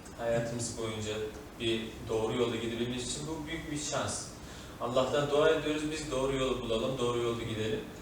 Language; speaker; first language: Turkish; non-native, fluent; Uzbek